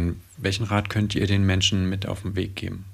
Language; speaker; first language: German; native; German